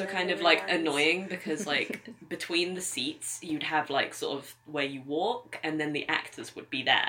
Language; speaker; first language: English; native; English